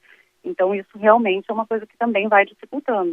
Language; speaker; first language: Portuguese; native; Portuguese